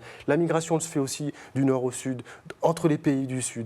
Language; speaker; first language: French; native; French